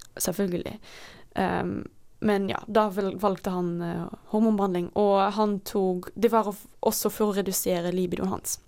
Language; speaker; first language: Norwegian; non-native, fluent; Dutch